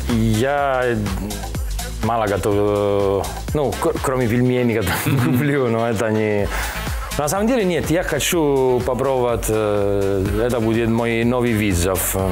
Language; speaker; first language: Russian; non-native, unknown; Italian